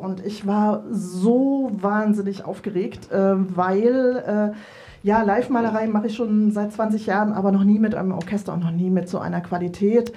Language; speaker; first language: German; native; German